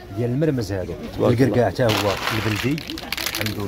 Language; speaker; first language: Arabic; native; Arabic